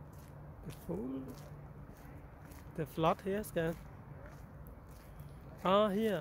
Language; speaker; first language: Danish; non-native, learner; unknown